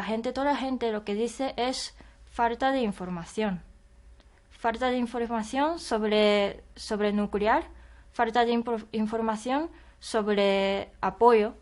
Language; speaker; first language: Spanish; non-native, fluent; Japanese